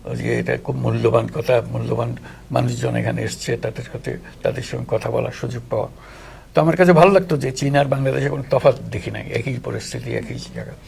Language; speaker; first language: Bangla; native; Bangla